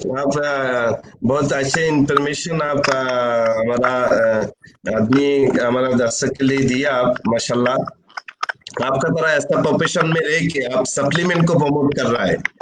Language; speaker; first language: Hindi; non-native, learner; Bangla